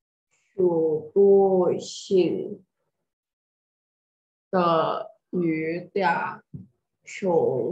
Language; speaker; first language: Chinese; non-native, learner; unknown